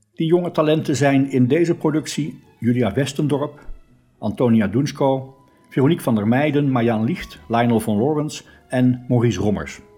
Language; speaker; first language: Dutch; native; Dutch